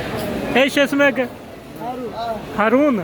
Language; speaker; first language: Arabic; non-native, learner; Urdu